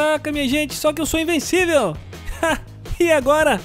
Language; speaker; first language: Portuguese; native; Portuguese